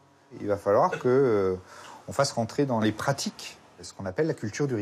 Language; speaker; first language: French; native; French